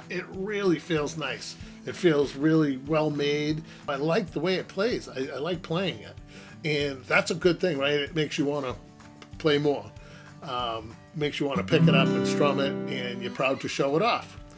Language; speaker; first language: English; native; English